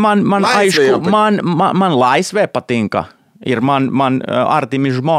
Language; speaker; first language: Lithuanian; non-native, learner; Finnish